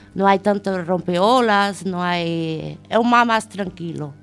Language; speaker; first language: Spanish; non-native, learner; Portuguese